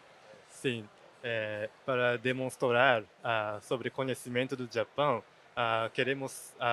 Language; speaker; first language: Portuguese; non-native, learner; Japanese